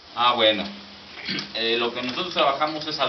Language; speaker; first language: Spanish; native; Spanish